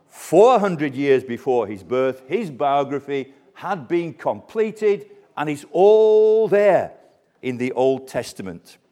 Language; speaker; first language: English; native; English